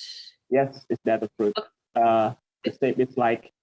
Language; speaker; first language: English; non-native, fluent; Indonesian